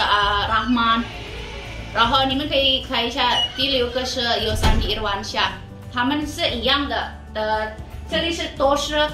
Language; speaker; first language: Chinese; non-native, learner; Indonesian